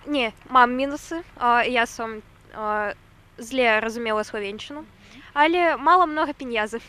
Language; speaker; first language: Slovak; non-native, learner; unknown